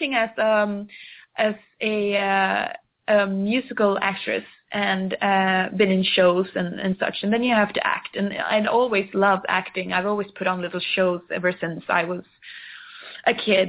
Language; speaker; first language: English; non-native, fluent; Swedish